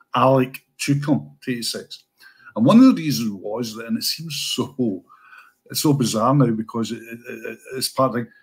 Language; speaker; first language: English; native; English